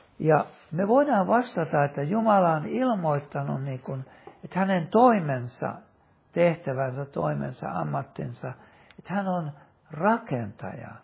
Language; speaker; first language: Finnish; native; Finnish